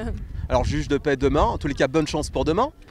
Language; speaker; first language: French; native; French